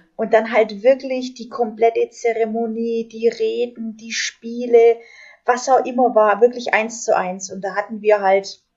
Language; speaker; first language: German; native; German